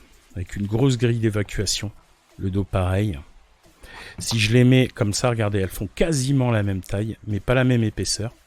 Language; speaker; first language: French; native; French